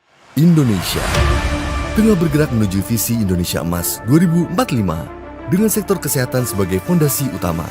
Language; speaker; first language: Indonesian; native; Indonesian